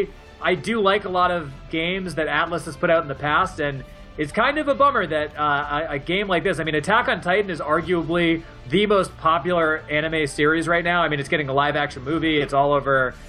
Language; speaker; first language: English; native; English